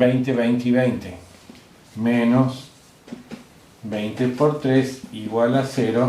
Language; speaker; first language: Spanish; native; Spanish